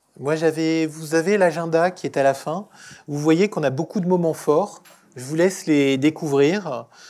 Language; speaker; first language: French; native; French